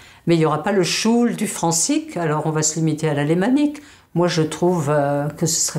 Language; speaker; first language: French; native; French